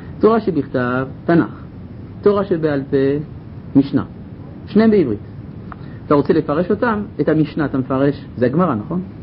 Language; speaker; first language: Hebrew; non-native, fluent; French